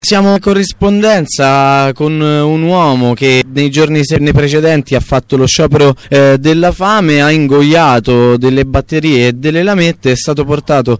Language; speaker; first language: Italian; native; Italian